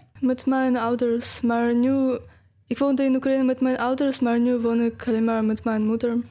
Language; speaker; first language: Dutch; non-native, fluent; Ukrainian